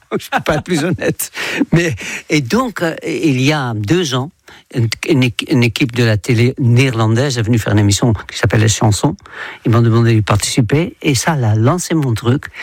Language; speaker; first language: French; non-native, fluent; Dutch